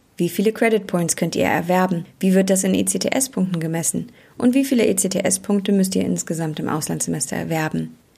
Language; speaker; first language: German; native; German